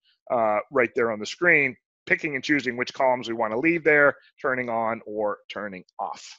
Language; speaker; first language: English; native; English